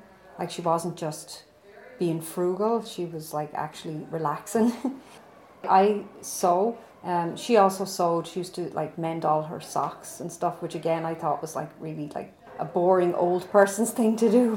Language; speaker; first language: English; native; English